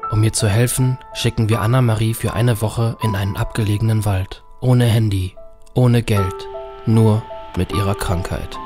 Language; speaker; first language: German; native; German